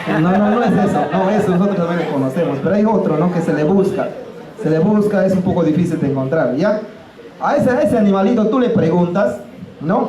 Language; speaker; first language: Spanish; non-native, fluent; English